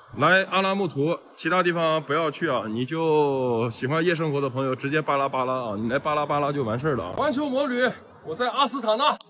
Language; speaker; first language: Chinese; native; Chinese